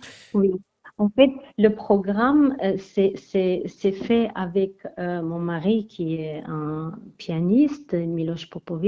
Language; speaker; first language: French; non-native, fluent; Armenian